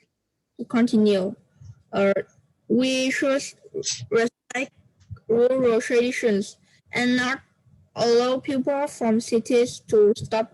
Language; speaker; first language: English; non-native, learner; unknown